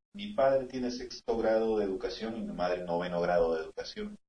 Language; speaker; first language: Spanish; native; Spanish